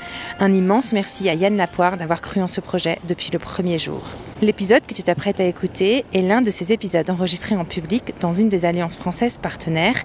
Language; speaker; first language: French; native; French